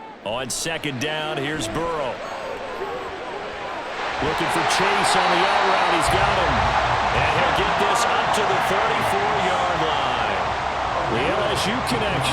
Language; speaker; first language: English; native; English